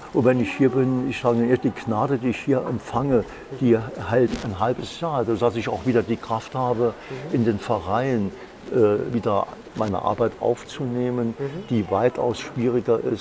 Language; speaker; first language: German; native; German